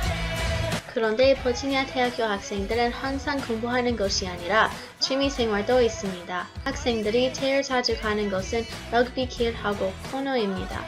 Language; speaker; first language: Korean; non-native, learner; English